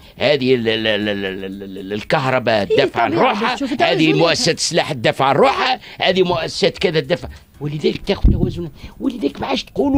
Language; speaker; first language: Arabic; native; Arabic